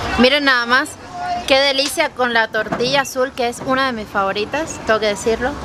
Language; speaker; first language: Spanish; native; Spanish